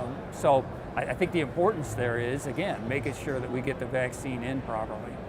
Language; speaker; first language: English; native; English